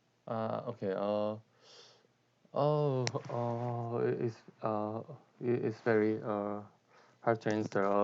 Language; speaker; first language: English; non-native, learner; Korean